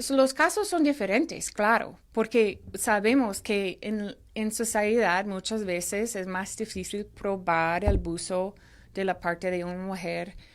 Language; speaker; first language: Spanish; non-native, fluent; English